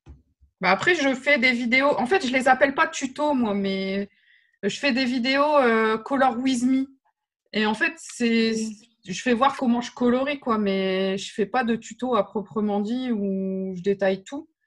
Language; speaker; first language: French; native; French